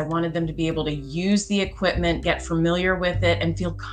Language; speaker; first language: English; native; English